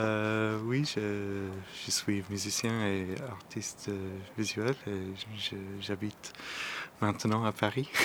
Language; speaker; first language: French; non-native, learner; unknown